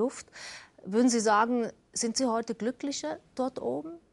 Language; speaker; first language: German; native; German